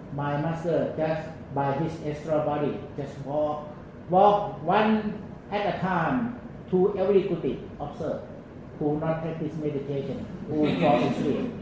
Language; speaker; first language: English; non-native, learner; Thai